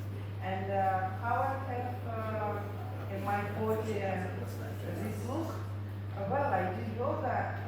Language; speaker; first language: English; non-native, learner; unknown